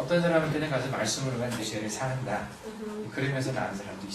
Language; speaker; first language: Korean; native; Korean